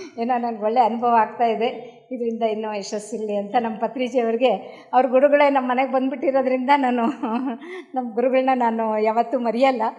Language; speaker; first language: Kannada; native; Kannada